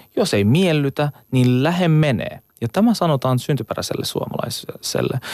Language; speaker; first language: Finnish; early bilingual, other home language; Turkish